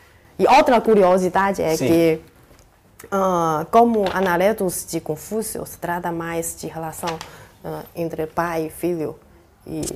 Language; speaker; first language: Portuguese; non-native, fluent; Chinese